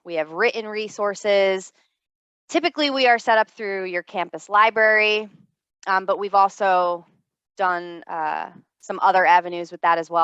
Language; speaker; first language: English; native; English